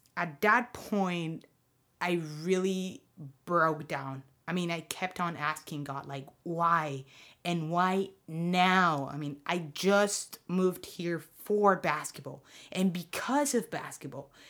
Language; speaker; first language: English; non-native, fluent; Spanish